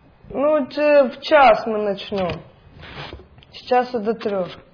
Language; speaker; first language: Russian; native; Russian